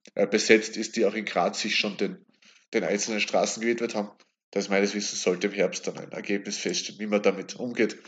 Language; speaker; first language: German; native; German